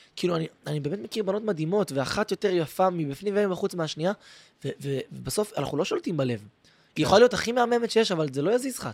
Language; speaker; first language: Hebrew; native; Hebrew